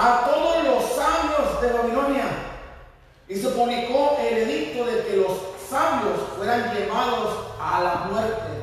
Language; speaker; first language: Spanish; native; Spanish